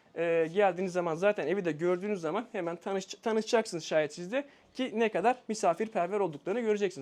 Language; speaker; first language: Turkish; native; Turkish